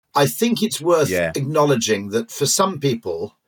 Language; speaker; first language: English; native; English